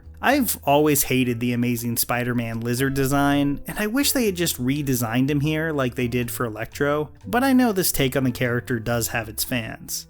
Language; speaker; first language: English; native; English